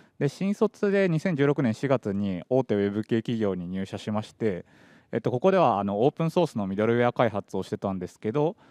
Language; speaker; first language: Japanese; native; Japanese